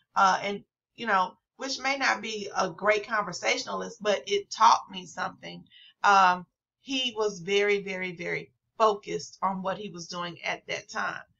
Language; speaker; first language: English; native; English